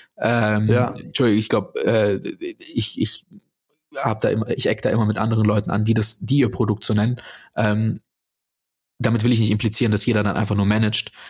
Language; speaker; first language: German; native; German